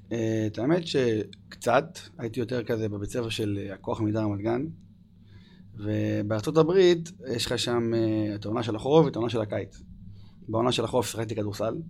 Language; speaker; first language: Hebrew; early bilingual, other home language; English